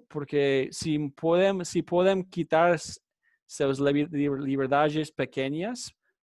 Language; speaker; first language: Portuguese; non-native, learner; English